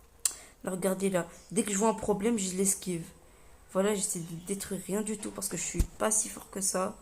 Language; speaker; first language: French; native; French